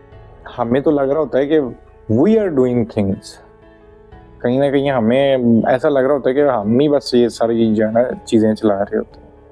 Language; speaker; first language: Hindi; non-native, local second language; Punjabi